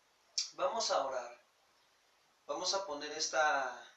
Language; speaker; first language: Spanish; native; Spanish